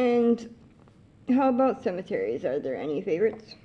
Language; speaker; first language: English; native; English